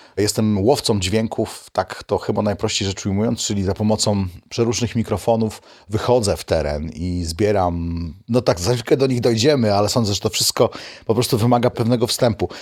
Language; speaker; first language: Polish; native; Polish